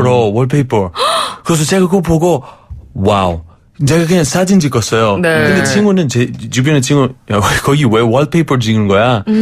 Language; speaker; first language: Korean; non-native, fluent; Greek